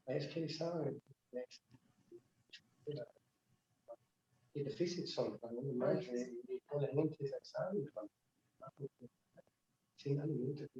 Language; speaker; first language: Spanish; non-native, learner; English